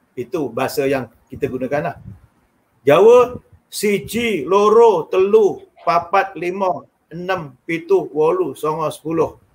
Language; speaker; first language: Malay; non-native, local second language; Javanese